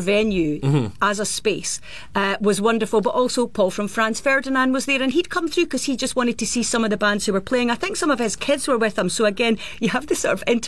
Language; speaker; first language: English; native; English